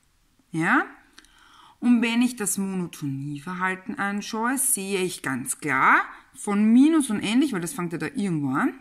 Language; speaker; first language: German; native; German